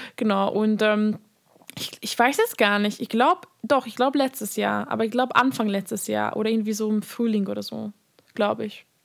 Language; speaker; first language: German; non-native, fluent; Hungarian